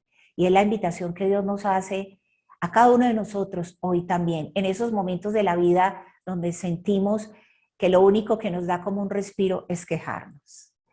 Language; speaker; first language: Spanish; native; Spanish